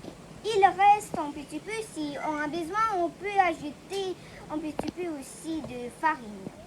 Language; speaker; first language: French; non-native, learner; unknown